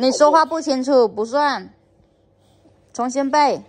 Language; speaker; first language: Chinese; native; Chinese